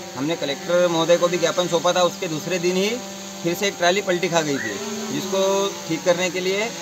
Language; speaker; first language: Hindi; native; Hindi